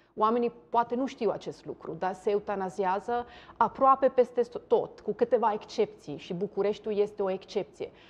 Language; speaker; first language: Romanian; non-native, fluent; Italian